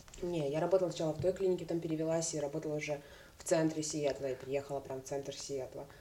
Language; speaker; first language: Russian; native; Russian